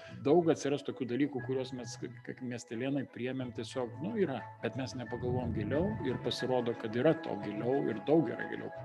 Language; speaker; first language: Lithuanian; native; Lithuanian